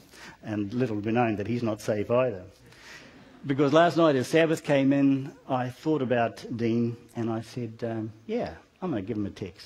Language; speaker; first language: English; native; English